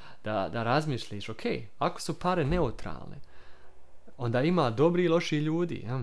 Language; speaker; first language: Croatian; early bilingual, heritage; Croatian